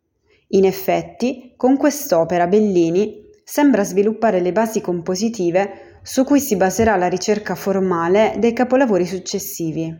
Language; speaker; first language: Italian; native; Italian